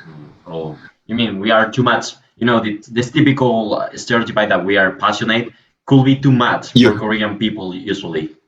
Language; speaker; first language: English; non-native, fluent; Spanish